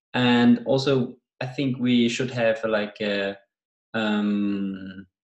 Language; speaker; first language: English; non-native, fluent; German